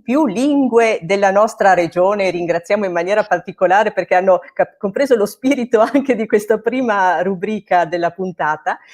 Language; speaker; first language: Italian; native; Italian